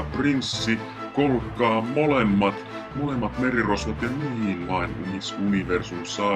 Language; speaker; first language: Finnish; native; Finnish